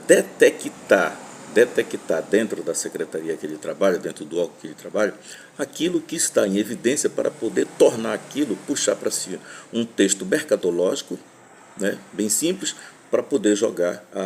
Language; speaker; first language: Portuguese; native; Portuguese